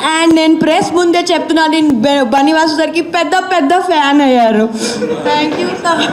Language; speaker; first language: Telugu; non-native, learner; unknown